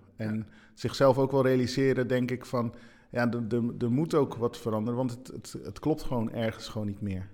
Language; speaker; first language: Dutch; early bilingual, other home language; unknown